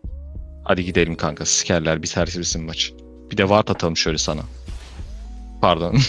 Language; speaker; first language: Turkish; native; Turkish